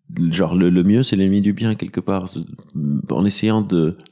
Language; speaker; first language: French; non-native, local second language; Arabic